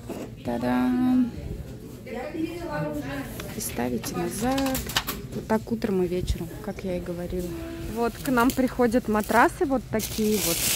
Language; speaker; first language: Russian; native; Russian